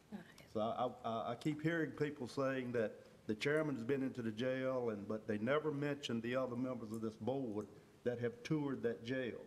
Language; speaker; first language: English; native; English